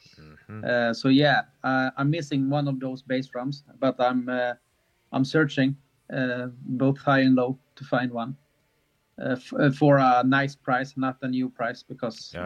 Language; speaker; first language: English; non-native, fluent; Swedish